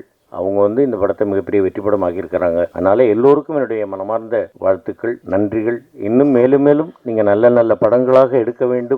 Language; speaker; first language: Tamil; native; Tamil